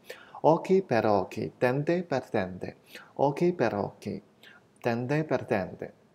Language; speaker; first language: Italian; non-native, fluent; Chinese